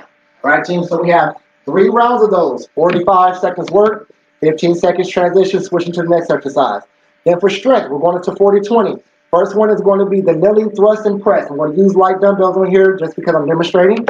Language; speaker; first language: English; native; English